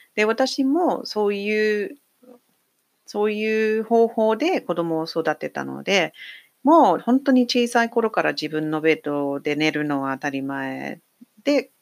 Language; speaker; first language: Japanese; non-native, fluent; English